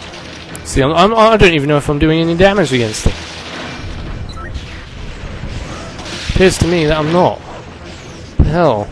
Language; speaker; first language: English; native; English